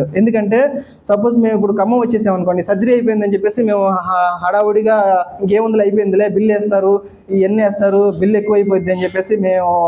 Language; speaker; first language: Telugu; native; Telugu